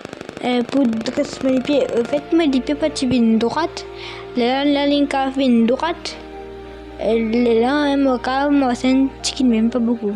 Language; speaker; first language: French; non-native, local second language; Morisyen